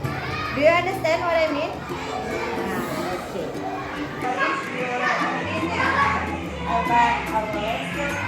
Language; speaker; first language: English; non-native, learner; Indonesian